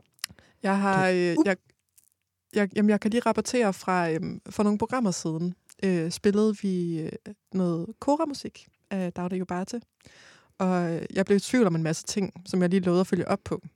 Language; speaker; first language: Danish; native; Danish